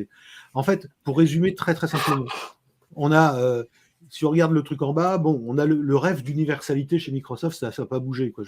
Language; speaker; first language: French; native; French